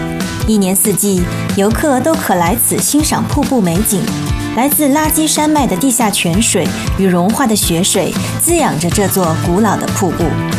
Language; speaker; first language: Chinese; native; Chinese